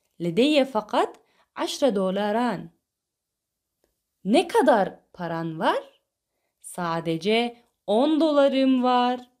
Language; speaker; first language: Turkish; non-native, fluent; Arabic